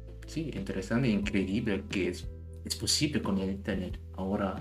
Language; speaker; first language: Spanish; non-native, learner; German